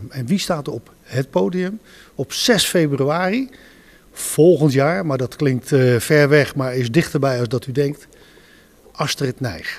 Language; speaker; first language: Dutch; native; Dutch